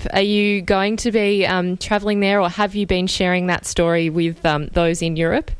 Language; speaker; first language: English; native; English